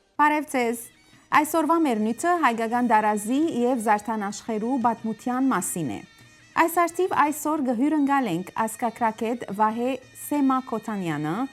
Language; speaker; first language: Armenian; early bilingual, heritage; Armenian